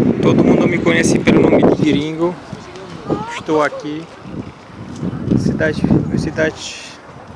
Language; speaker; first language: Portuguese; non-native, learner; Turkish